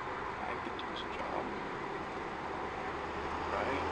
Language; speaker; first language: English; native; English